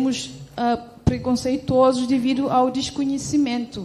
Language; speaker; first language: Portuguese; non-native, local second language; Kabuverdianu